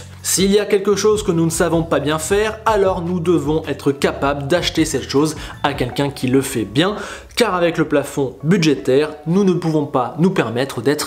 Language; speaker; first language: French; native; French